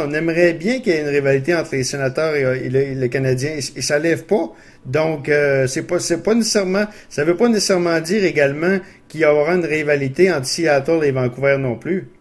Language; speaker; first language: French; native; French